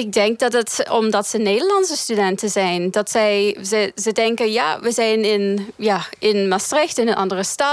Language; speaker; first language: Dutch; non-native, fluent; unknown